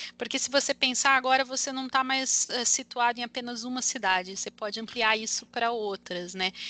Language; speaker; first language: Portuguese; native; Portuguese